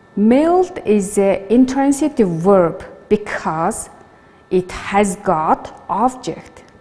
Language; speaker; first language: English; non-native, learner; Mongolian